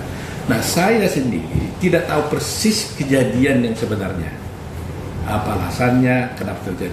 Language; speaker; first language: Indonesian; native; Indonesian